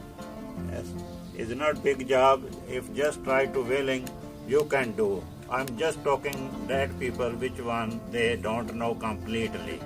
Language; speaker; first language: English; non-native, learner; Punjabi